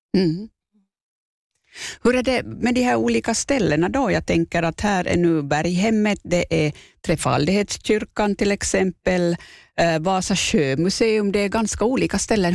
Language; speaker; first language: Swedish; native; Swedish